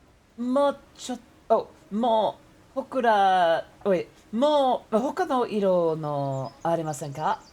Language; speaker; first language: Japanese; non-native, learner; English